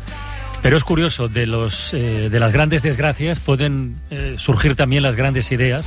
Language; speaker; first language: Spanish; native; Spanish